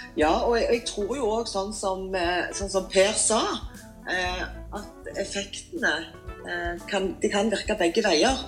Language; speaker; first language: Norwegian; native; Norwegian